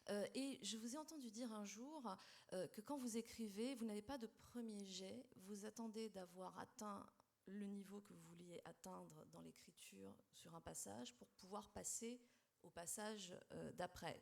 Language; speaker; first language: French; native; French